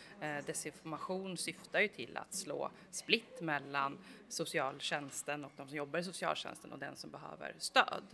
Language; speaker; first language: Swedish; native; Swedish